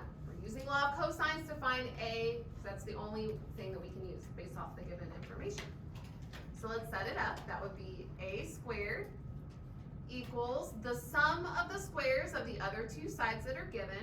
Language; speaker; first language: English; native; English